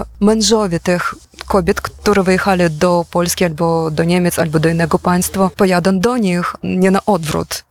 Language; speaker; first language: Polish; non-native, fluent; Ukrainian